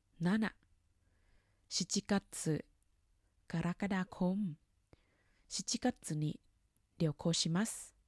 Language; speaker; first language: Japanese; non-native, fluent; Thai